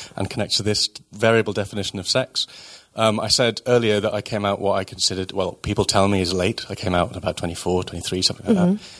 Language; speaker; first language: English; native; English